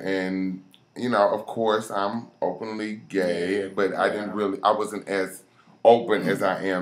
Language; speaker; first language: English; native; English